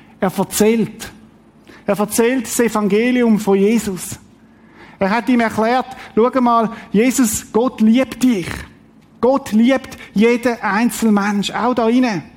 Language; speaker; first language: German; native; German